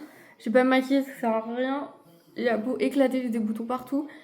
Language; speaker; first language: French; native; French